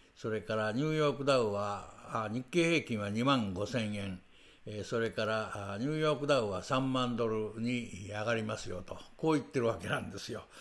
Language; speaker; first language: Japanese; native; Japanese